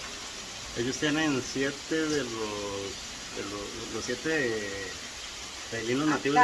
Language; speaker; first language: Spanish; native; Spanish